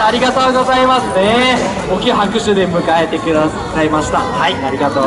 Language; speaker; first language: Japanese; native; Japanese